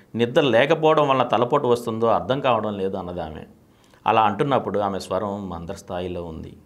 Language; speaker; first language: Telugu; native; Telugu